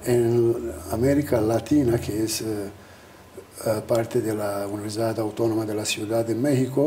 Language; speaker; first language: Spanish; non-native, fluent; Albanian